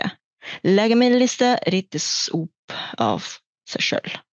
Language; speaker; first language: Norwegian; non-native, fluent; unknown